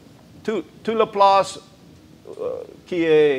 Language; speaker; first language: French; non-native, local second language; English